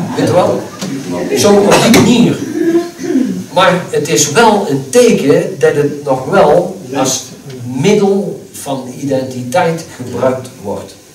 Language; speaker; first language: Dutch; native; Dutch